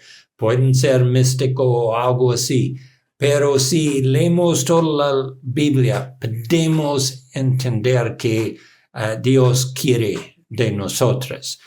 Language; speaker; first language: Spanish; non-native, learner; English